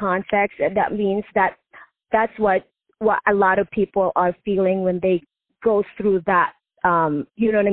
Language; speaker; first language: English; non-native, local second language; Filipino